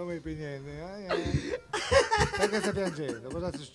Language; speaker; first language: Italian; native; Italian